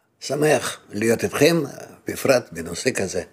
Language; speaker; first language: Hebrew; non-native, fluent; Russian